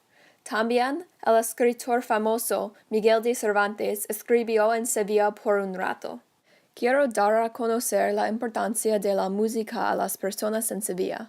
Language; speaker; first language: Spanish; non-native, learner; English